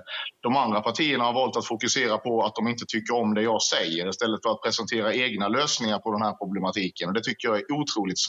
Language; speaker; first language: Swedish; native; Swedish